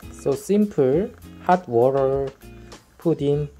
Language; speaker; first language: English; non-native, learner; Korean